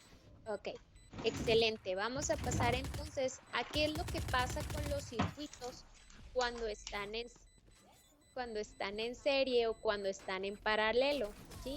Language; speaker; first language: Spanish; native; Spanish